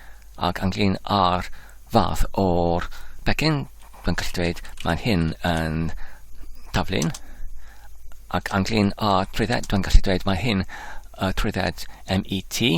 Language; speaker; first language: Welsh; non-native, fluent; English